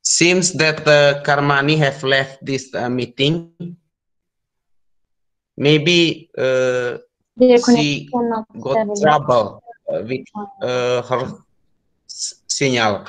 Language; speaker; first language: English; non-native, learner; Indonesian